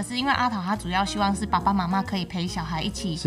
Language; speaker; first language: Chinese; native; Chinese